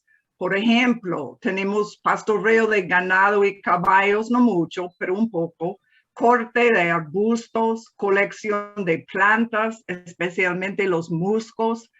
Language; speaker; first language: Spanish; non-native, fluent; English